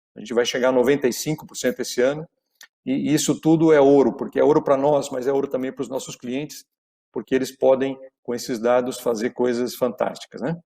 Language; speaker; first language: Portuguese; native; Portuguese